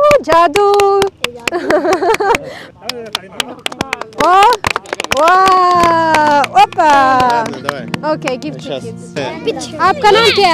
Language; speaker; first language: Hindi; non-native, learner; Kazakh